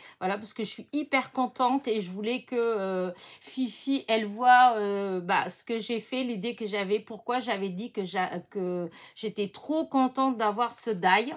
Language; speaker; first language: French; native; French